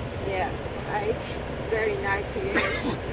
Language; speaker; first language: English; non-native, learner; Thai